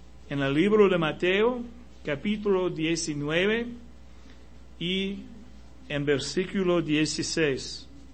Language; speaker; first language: Spanish; non-native, fluent; English